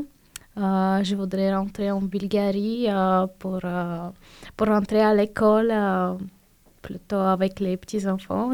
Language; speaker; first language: French; non-native, fluent; Bulgarian